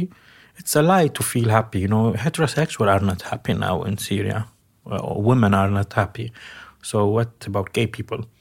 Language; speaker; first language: English; non-native, fluent; Arabic